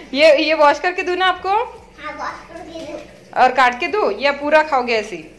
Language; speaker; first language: Hindi; non-native, local second language; Marathi